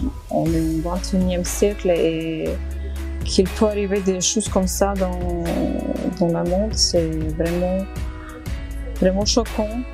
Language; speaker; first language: French; non-native, fluent; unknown